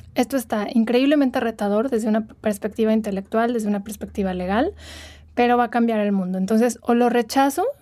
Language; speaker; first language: Spanish; native; Spanish